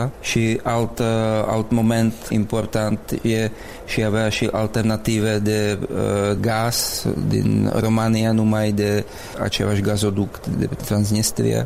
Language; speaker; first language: Romanian; non-native, learner; Czech